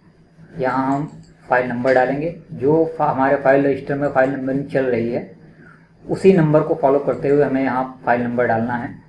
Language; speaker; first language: Hindi; native; Hindi